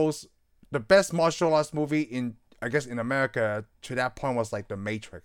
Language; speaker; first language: English; non-native, local second language; Cantonese